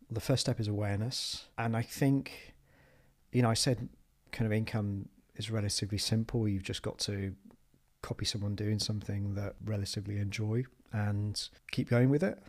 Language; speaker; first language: English; native; English